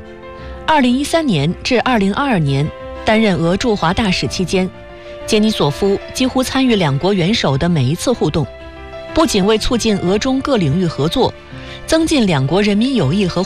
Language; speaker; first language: Chinese; native; Chinese